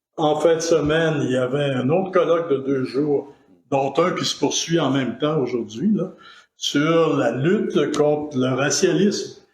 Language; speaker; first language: French; native; French